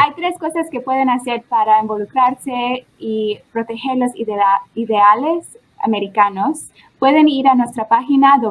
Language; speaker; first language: Spanish; early bilingual, heritage; Spanish